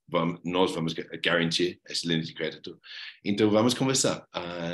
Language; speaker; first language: Portuguese; non-native, fluent; English